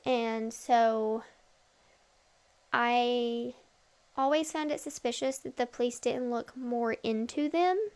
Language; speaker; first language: English; native; English